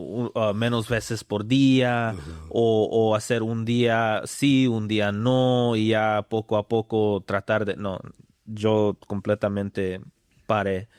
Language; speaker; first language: Spanish; early bilingual, other home language; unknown